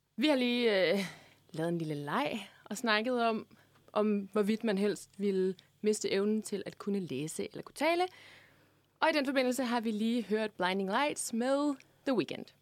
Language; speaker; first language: Danish; native; Danish